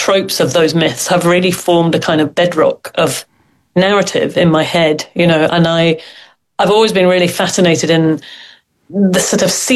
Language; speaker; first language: English; native; English